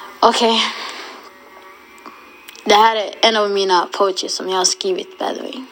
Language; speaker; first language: Swedish; non-native, local second language; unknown